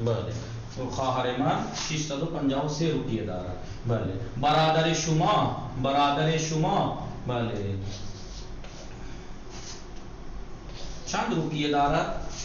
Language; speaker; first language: Persian; non-native, fluent; Urdu